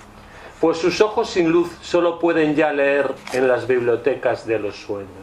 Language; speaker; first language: Spanish; native; Spanish